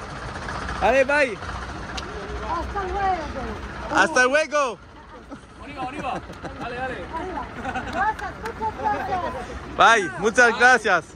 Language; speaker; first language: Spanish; non-native, learner; French